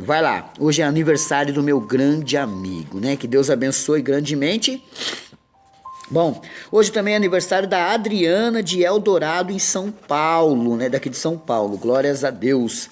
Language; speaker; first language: Portuguese; native; Portuguese